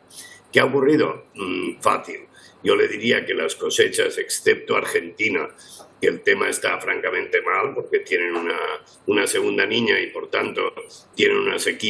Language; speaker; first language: Spanish; native; Spanish